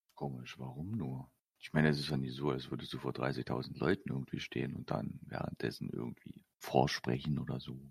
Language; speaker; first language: German; native; German